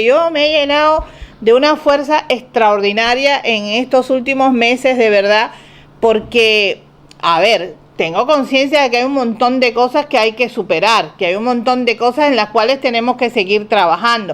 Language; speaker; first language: Spanish; native; Spanish